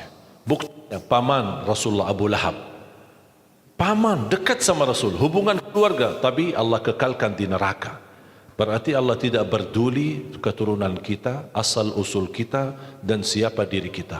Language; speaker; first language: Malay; non-native, fluent; Arabic